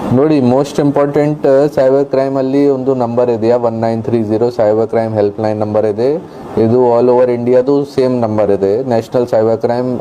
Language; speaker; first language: Kannada; non-native, local second language; Hindi